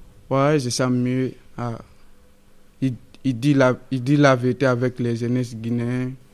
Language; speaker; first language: French; non-native, learner; Fula